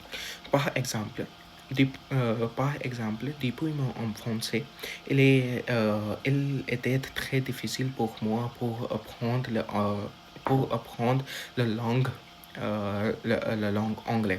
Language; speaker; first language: French; non-native, learner; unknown